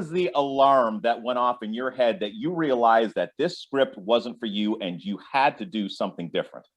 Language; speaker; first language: English; native; English